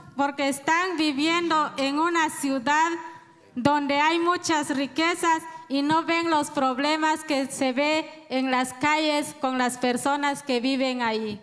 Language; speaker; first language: Spanish; non-native, local second language; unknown